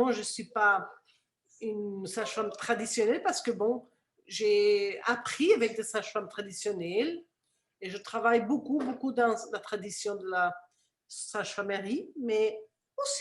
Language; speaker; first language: French; non-native, fluent; Spanish